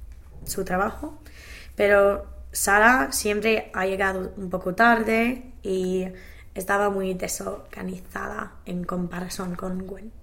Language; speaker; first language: Spanish; non-native, learner; English